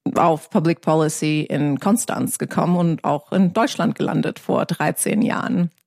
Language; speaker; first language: German; non-native, fluent; English